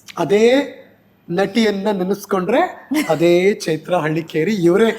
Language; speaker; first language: Kannada; native; Kannada